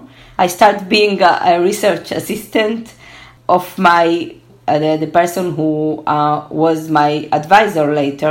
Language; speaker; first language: English; early bilingual, other home language; Spanish